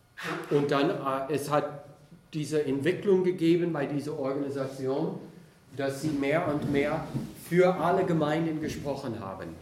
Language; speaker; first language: German; non-native, fluent; English